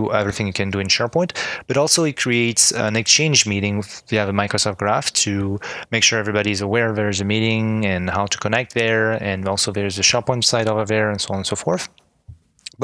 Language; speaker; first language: English; non-native, fluent; French